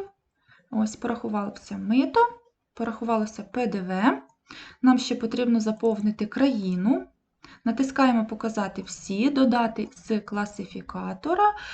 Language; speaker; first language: Ukrainian; native; Ukrainian